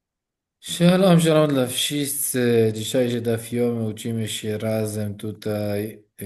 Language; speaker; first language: Polish; non-native, learner; Hebrew